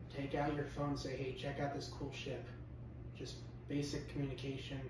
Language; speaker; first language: English; native; English